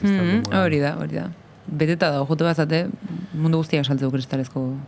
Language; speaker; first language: Basque; native; Basque